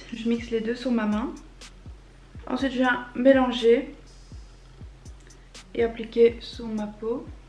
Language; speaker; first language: French; native; French